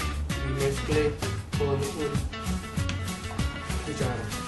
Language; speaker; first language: Spanish; non-native, learner; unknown